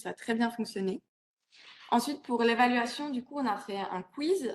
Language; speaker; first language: French; native; French